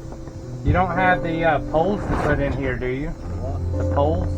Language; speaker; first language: English; native; English